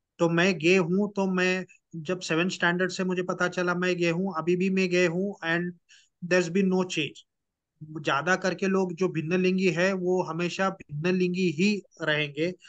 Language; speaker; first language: Hindi; non-native, local second language; Marathi